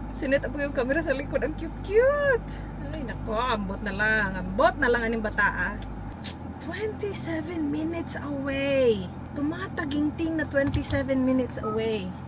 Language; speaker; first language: Filipino; native; Filipino